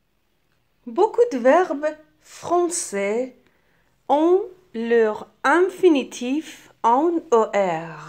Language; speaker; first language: French; non-native, fluent; Persian